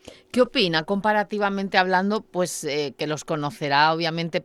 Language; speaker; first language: Spanish; native; Spanish